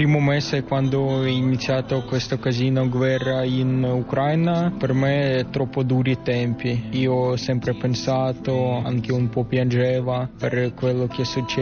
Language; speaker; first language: Italian; non-native, learner; Ukrainian